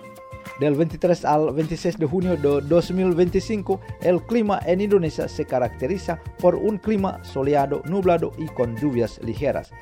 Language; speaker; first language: Spanish; non-native, fluent; Indonesian